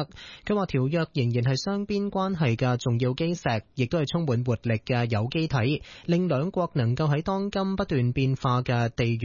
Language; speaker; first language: Cantonese; native; Cantonese